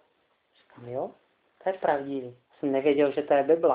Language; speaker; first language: Czech; native; Czech